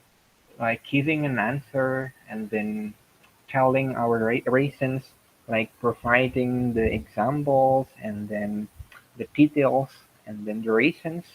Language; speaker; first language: English; non-native, learner; Indonesian